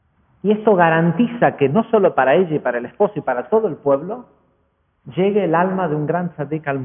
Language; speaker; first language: Spanish; native; Spanish